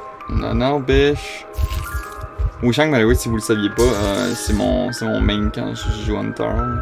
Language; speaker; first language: French; native; French